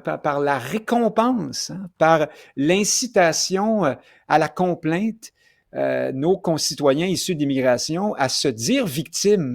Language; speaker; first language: French; native; French